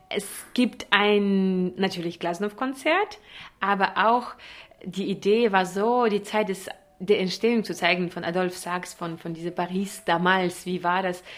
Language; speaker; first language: German; non-native, fluent; Russian